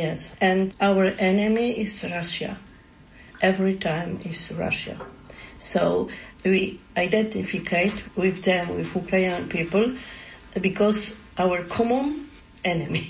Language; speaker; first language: English; non-native, learner; Polish